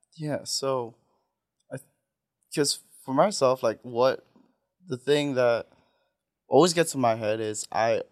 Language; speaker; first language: English; non-native, fluent; Filipino